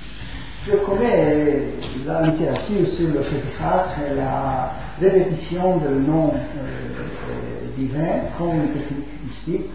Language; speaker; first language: French; non-native, fluent; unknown